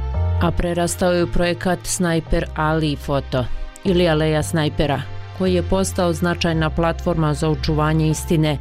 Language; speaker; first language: Croatian; native; Croatian